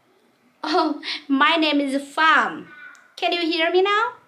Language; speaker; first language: English; non-native, local second language; Vietnamese